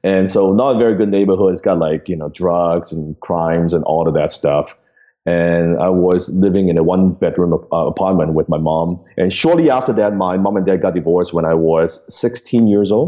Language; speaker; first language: English; non-native, local second language; Cantonese